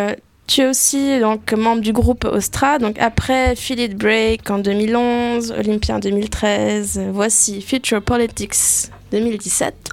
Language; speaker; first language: French; native; French